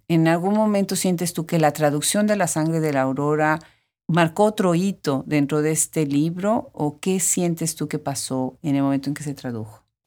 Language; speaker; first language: Spanish; native; Spanish